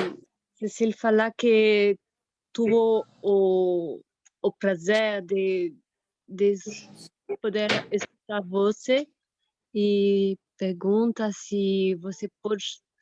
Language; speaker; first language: Portuguese; non-native, fluent; French